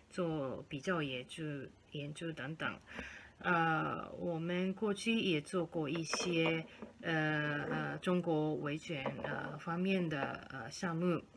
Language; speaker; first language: Chinese; non-native, fluent; Japanese